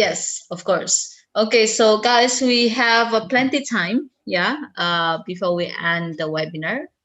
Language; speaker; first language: English; non-native, fluent; Indonesian